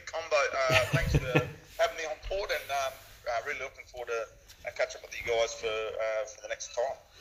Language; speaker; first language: English; native; English